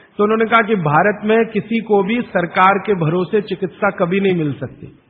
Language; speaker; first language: Hindi; native; Hindi